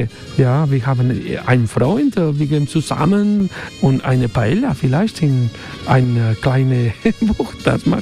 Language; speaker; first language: German; non-native, learner; Spanish